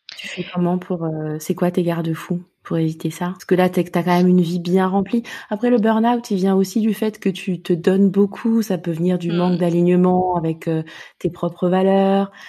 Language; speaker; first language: French; native; French